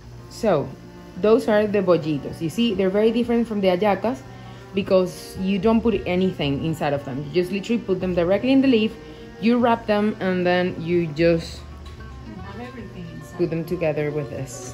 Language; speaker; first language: English; non-native, fluent; Spanish